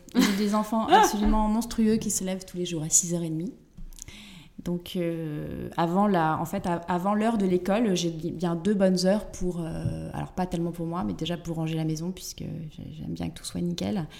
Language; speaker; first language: French; native; French